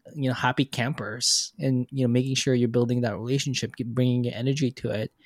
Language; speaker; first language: English; non-native, local second language; Filipino